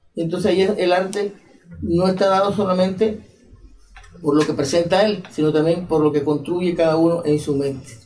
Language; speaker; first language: Spanish; native; Spanish